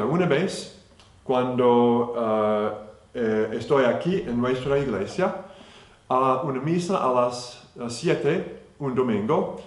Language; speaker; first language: Spanish; non-native, fluent; English